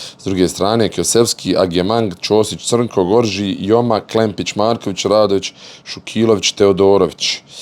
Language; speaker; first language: Bosnian; native; Bosnian